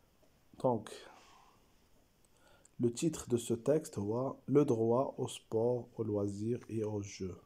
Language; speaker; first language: French; non-native, local second language; Arabic